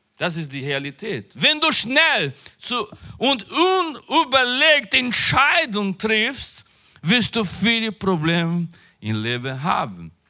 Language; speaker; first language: German; non-native, learner; Portuguese